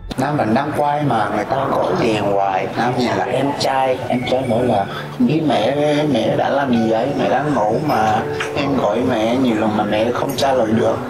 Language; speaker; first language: Vietnamese; non-native, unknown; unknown